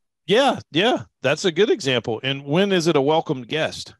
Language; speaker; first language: English; native; English